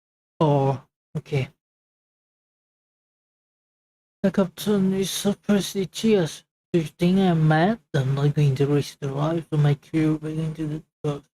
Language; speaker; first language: English; non-native, learner; Thai